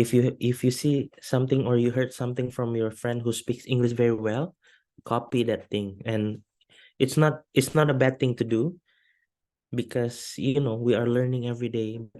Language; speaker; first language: English; non-native, fluent; Indonesian